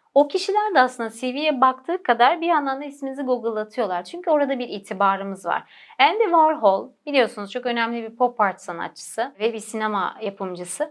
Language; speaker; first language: Turkish; native; Turkish